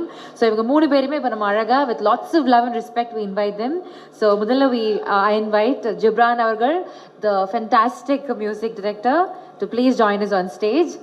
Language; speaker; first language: Tamil; native; Tamil